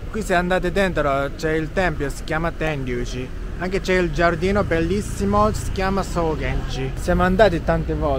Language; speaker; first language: Italian; non-native, learner; Japanese